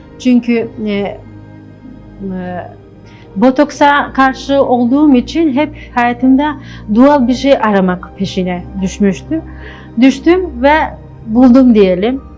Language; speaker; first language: Turkish; non-native, fluent; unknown